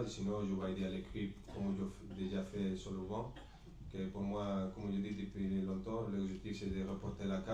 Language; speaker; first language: French; non-native, fluent; Spanish